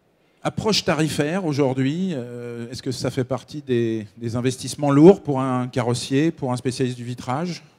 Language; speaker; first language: French; native; French